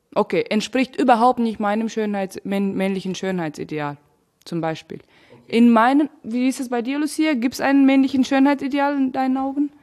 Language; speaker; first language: German; non-native, fluent; Turkmen